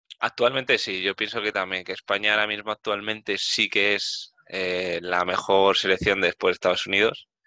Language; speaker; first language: Spanish; native; Spanish